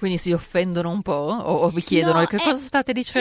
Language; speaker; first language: Italian; native; Italian